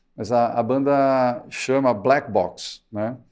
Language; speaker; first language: Portuguese; early bilingual, other home language; Spanish